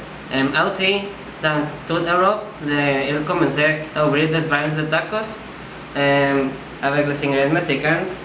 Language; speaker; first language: French; non-native, learner; Spanish